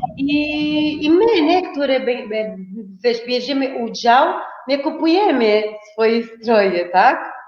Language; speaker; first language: Polish; non-native, fluent; Portuguese